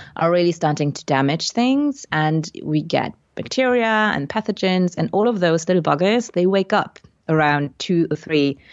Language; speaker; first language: English; non-native, fluent; Luxembourgish